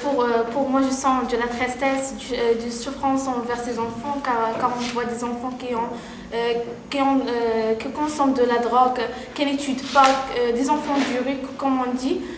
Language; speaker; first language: French; non-native, learner; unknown